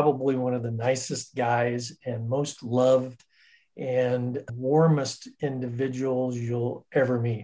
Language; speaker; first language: English; native; English